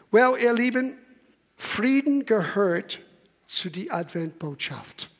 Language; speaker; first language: German; non-native, fluent; English